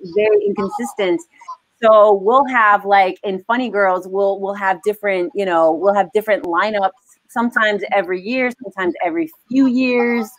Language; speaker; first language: English; native; English